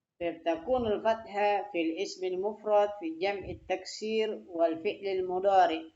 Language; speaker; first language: Arabic; non-native, fluent; Indonesian